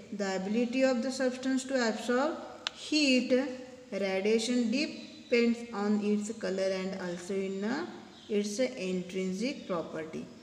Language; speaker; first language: English; non-native, local second language; Marathi